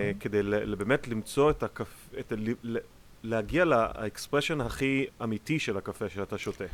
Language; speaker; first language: Hebrew; native; Hebrew